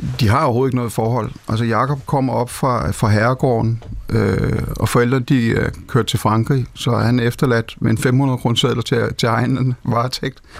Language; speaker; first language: Danish; native; Danish